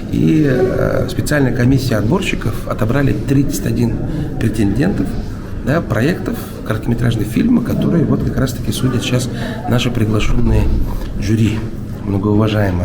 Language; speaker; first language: Russian; native; Russian